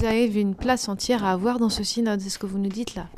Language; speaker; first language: French; native; French